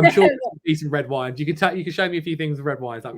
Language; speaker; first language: English; native; English